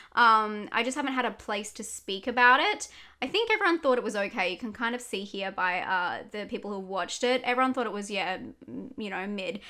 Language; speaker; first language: English; native; English